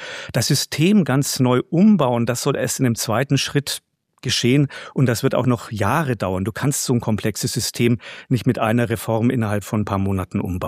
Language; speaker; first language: German; native; German